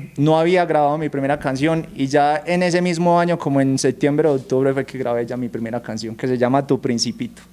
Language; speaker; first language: Spanish; native; Spanish